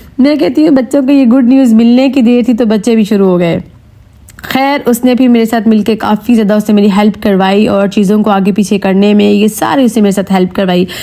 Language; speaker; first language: Urdu; native; Urdu